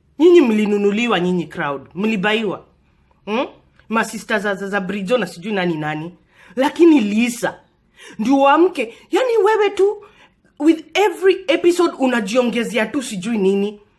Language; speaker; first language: Swahili; non-native, local second language; Luo (Kenya and Tanzania)